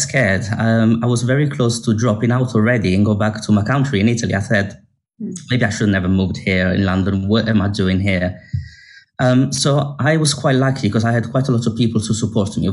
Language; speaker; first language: English; non-native, fluent; Italian